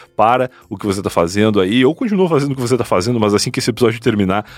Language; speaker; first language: Portuguese; native; Portuguese